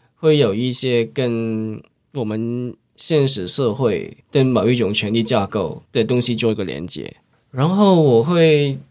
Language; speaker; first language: Chinese; non-native, local second language; Cantonese